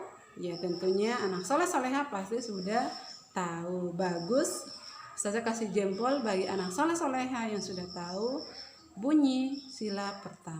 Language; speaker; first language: Indonesian; native; Indonesian